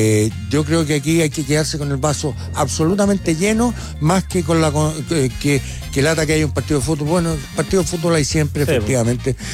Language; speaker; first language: Spanish; native; Spanish